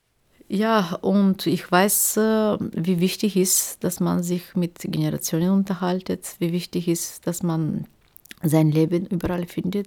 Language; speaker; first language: German; non-native, fluent; Turkish